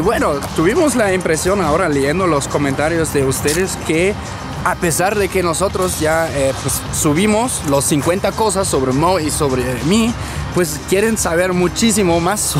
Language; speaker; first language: Spanish; non-native, fluent; German